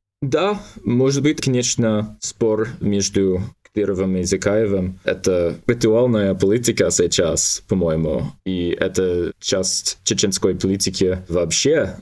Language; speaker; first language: Russian; non-native, learner; English